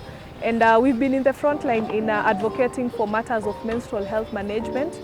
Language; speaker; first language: English; non-native, local second language; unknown